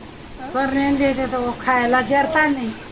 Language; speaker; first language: Hindi; non-native, local second language; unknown